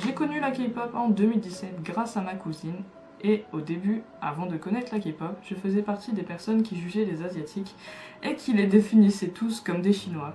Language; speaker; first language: French; native; French